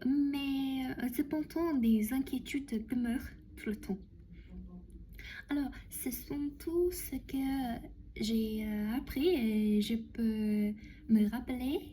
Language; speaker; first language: French; non-native, learner; Chinese